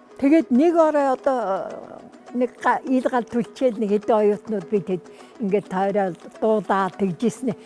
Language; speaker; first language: Mongolian; native; Mongolian